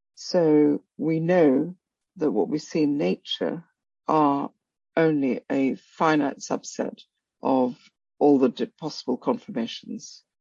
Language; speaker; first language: English; non-native, local second language; Bangla